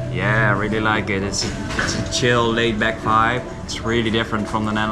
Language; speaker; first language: English; non-native, fluent; Dutch